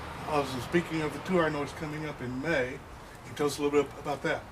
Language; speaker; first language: English; native; English